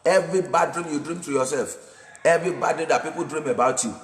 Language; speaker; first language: English; non-native, local second language; Yoruba